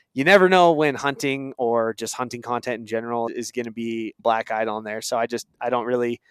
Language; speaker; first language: English; native; English